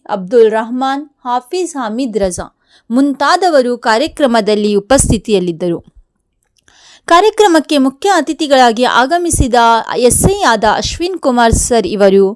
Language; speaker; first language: Kannada; native; Kannada